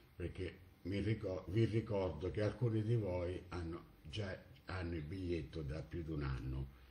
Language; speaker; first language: Italian; native; Italian